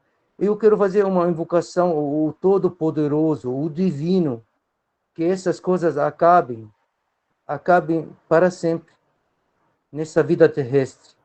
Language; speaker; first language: Portuguese; non-native, fluent; Arabic